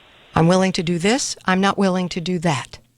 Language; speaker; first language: English; native; English